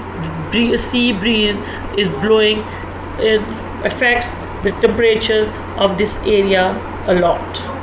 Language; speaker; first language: English; non-native, local second language; Urdu